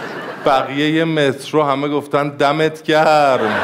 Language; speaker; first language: Persian; native; Persian